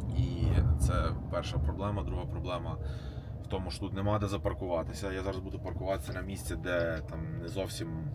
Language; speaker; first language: Ukrainian; non-native, local second language; Russian